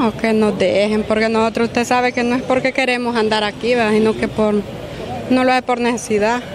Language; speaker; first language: Spanish; native; Spanish